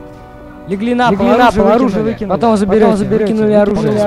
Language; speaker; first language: Russian; native; Russian